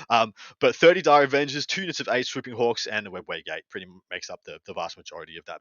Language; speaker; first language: English; native; English